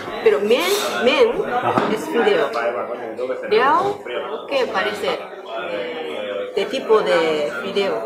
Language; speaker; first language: Spanish; non-native, learner; Japanese